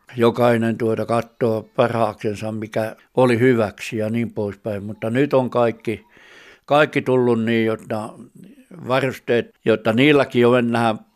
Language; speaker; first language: Finnish; native; Finnish